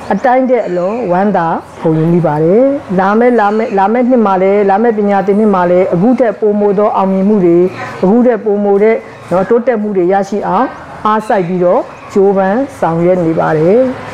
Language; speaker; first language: Burmese; native; Burmese